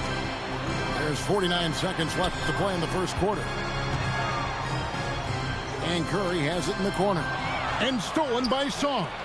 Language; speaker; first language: English; native; English